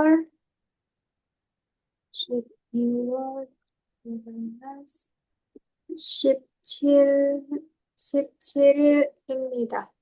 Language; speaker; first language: Korean; non-native, learner; Indonesian